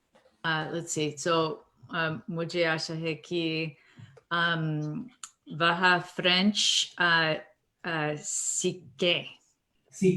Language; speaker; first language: Hindi; non-native, learner; English